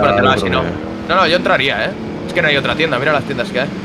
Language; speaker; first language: Spanish; native; Spanish